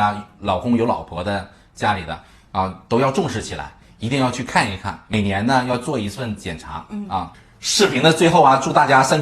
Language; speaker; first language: Chinese; native; Chinese